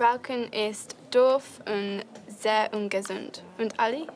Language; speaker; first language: German; non-native, learner; English